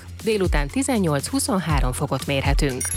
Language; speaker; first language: Hungarian; native; Hungarian